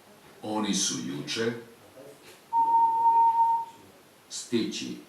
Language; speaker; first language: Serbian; non-native, learner; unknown